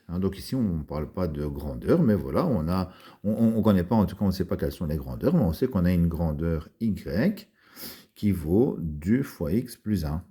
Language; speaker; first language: French; native; French